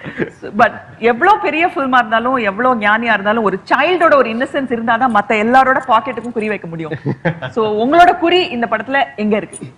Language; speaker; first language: Tamil; native; Tamil